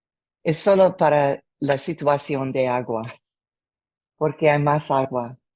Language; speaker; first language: Spanish; non-native, learner; English